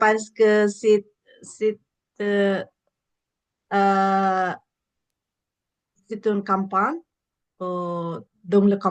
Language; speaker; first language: French; non-native, learner; English